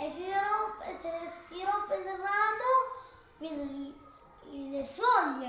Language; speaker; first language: Italian; early bilingual, other home language; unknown